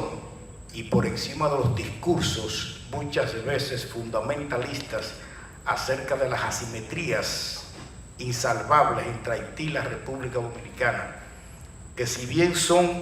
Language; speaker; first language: Spanish; native; Spanish